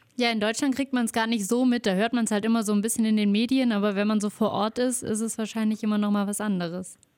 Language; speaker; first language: German; native; German